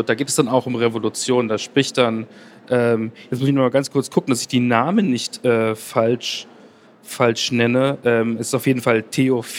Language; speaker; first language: German; native; German